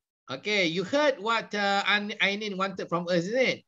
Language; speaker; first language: English; non-native, local second language; Malay